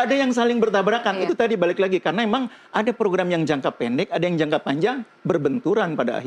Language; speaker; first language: Indonesian; native; Indonesian